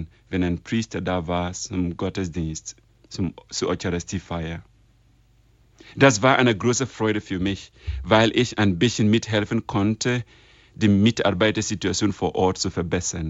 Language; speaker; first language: German; non-native, fluent; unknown